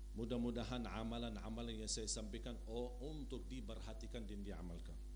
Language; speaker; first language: Indonesian; non-native, fluent; Arabic